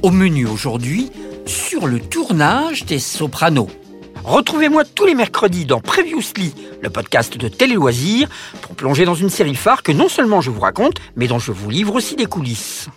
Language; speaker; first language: French; native; French